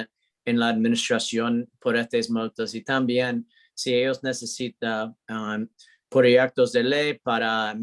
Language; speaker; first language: Spanish; non-native, learner; English